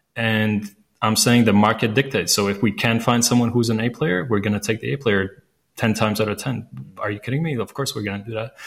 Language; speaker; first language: English; non-native, fluent; Latvian